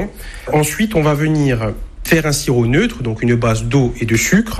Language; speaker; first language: French; native; French